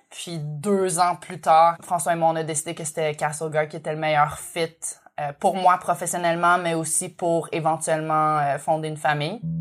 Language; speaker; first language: French; native; French